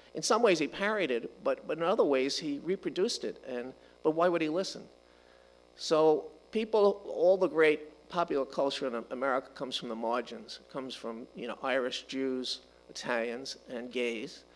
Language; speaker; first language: English; native; English